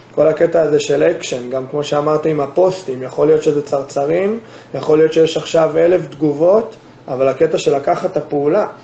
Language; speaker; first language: Hebrew; non-native, fluent; English